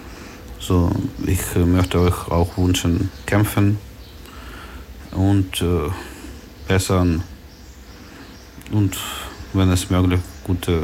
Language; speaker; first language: German; non-native, learner; Ukrainian